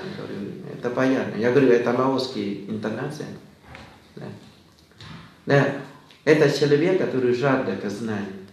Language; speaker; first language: Russian; non-native, fluent; Thai